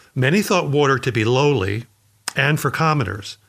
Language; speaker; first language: English; native; English